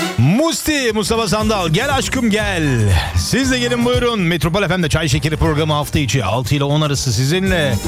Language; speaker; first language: Turkish; early bilingual, heritage; Turkish